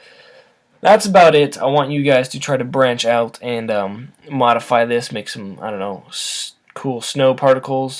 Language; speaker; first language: English; native; English